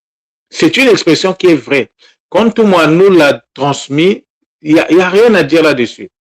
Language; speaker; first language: French; non-native, local second language; Kongo